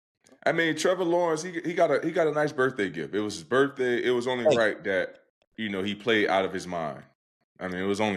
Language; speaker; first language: English; native; English